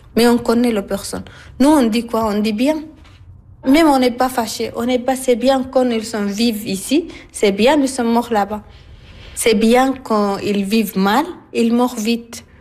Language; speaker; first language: French; non-native, learner; Arabic